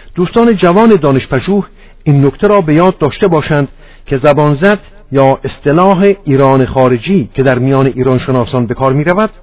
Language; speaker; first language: Persian; non-native, local second language; Armenian